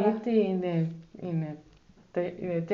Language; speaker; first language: Greek; non-native, learner; German